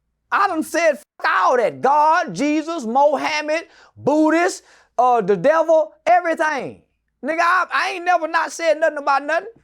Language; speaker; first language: English; native; English